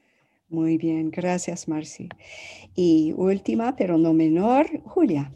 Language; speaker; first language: Spanish; non-native, fluent; English